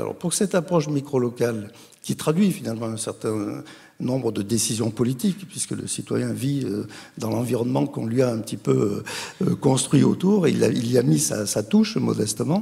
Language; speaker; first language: French; native; French